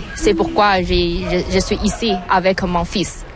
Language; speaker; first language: French; non-native, learner; Chinese